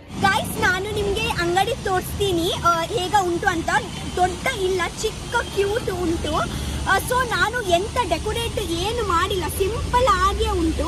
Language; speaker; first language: Kannada; non-native, local second language; Tulu